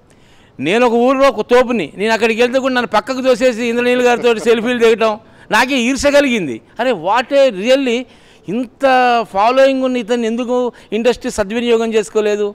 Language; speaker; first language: Telugu; native; Telugu